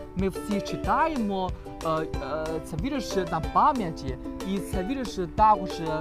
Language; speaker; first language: Ukrainian; non-native, learner; Chinese